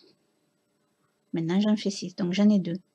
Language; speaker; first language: French; native; French